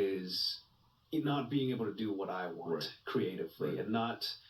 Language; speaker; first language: English; native; English